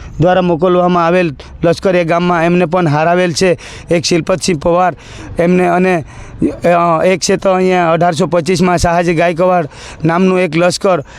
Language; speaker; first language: Gujarati; non-native, local second language; Kukna